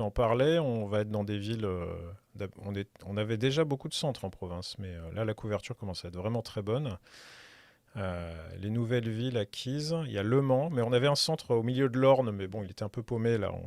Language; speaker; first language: French; native; French